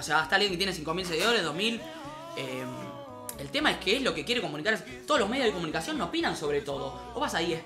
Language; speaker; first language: Spanish; native; Spanish